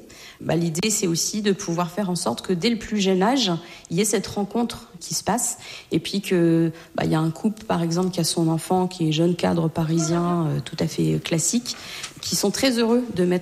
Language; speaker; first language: French; native; French